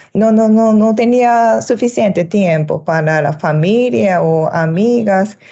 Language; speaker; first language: Spanish; non-native, learner; Japanese